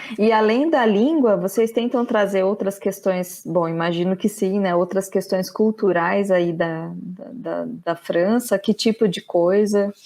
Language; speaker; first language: Portuguese; native; Portuguese